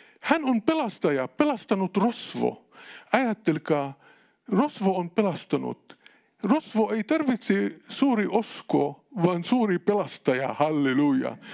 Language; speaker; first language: Finnish; non-native, learner; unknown